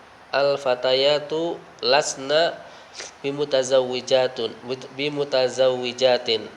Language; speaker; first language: Arabic; non-native, fluent; Indonesian